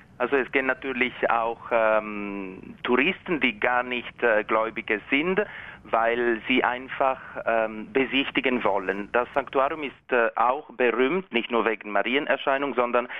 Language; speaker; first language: German; non-native, local second language; Italian